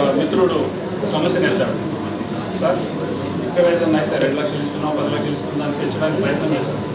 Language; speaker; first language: Telugu; native; Telugu